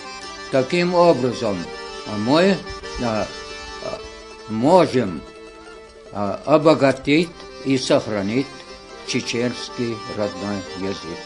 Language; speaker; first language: Russian; non-native, local second language; Chechen